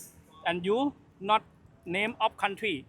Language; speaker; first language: English; non-native, learner; Thai